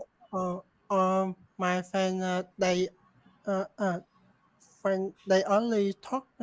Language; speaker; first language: English; non-native, learner; Vietnamese